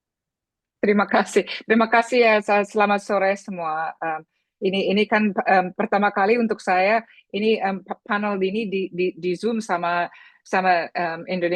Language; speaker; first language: Indonesian; early bilingual, heritage; Indonesian